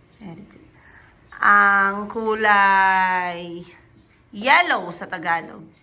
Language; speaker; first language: Filipino; non-native, local second language; Cebuano